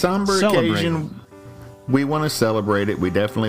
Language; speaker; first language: English; native; English